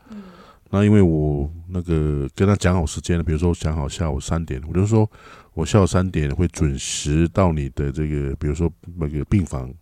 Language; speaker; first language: Chinese; native; Chinese